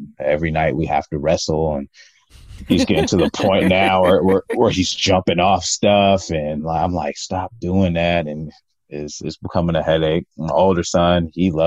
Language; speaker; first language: English; native; English